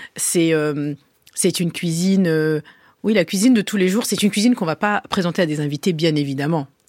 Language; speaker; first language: French; early bilingual, other home language; Arabic